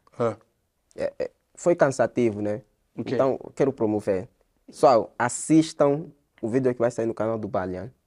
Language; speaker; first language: Portuguese; native; Portuguese